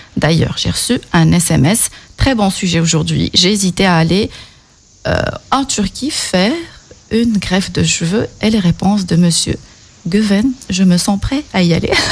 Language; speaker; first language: French; native; French